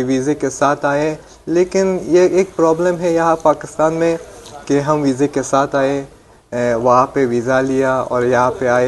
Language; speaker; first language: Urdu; non-native, fluent; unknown